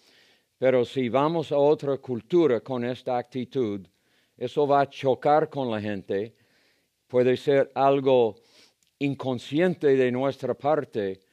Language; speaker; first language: Spanish; non-native, fluent; English